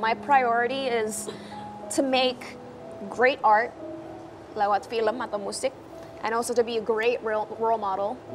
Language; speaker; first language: English; early bilingual, other home language; Indonesian